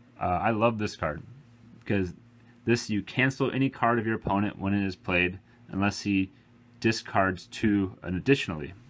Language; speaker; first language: English; native; English